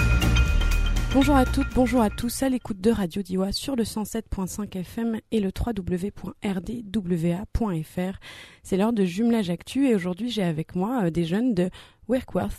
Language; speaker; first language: French; native; French